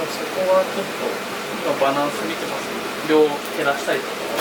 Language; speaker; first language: Japanese; native; Japanese